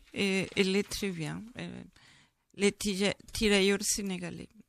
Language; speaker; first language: French; non-native, fluent; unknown